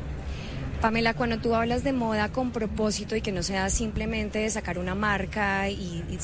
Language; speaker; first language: Spanish; native; Spanish